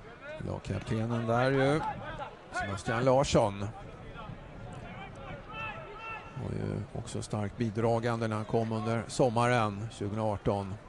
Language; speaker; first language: Swedish; native; Swedish